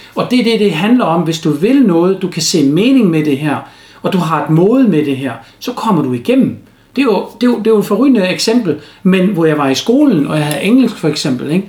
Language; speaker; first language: Danish; non-native, fluent; German